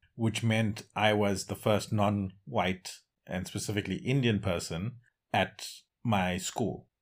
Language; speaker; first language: English; native; English